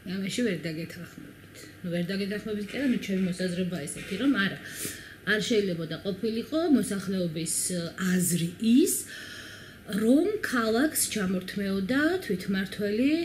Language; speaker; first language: Georgian; native; Georgian